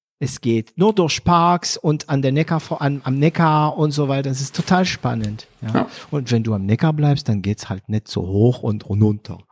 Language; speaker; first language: German; non-native, fluent; French